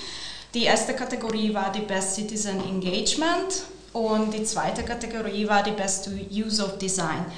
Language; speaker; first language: German; non-native, fluent; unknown